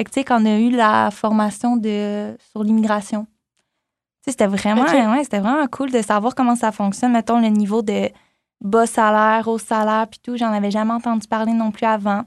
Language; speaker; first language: French; native; French